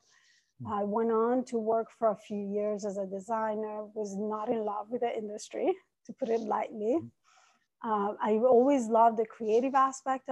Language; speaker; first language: English; non-native, fluent; Italian